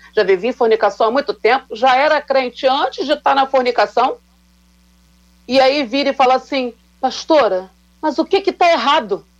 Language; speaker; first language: Portuguese; native; Portuguese